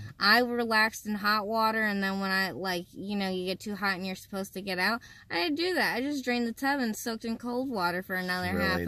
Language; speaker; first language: English; native; English